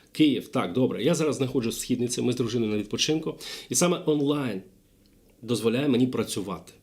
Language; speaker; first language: Ukrainian; non-native, local second language; Russian